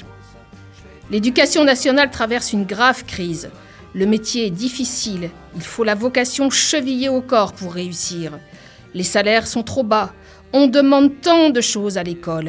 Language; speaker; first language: French; native; French